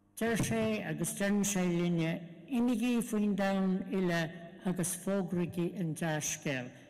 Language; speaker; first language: Irish; non-native, local second language; English